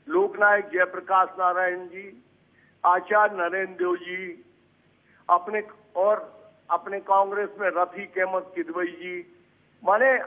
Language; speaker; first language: Hindi; native; Hindi